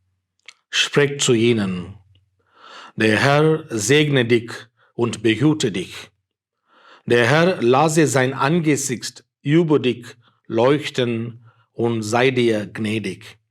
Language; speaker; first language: German; non-native, fluent; Tamil